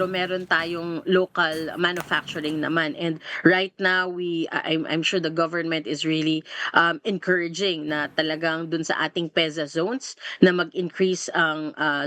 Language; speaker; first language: Filipino; native; Filipino